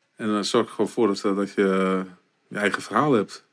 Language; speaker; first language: Dutch; native; Dutch